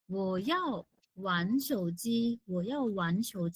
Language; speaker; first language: Chinese; non-native, fluent; Sinhala